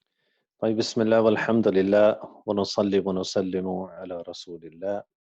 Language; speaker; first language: Arabic; non-native, fluent; English